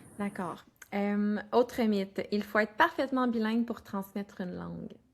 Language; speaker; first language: French; native; French